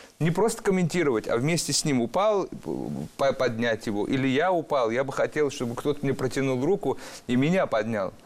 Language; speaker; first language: Russian; early bilingual, other home language; Georgian